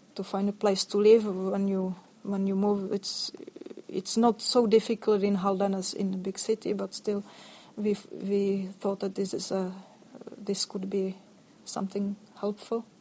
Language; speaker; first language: English; non-native, fluent; Czech